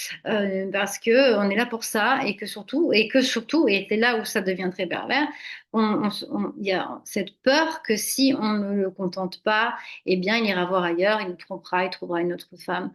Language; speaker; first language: French; native; French